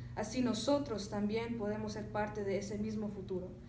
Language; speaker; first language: Spanish; early bilingual, other home language; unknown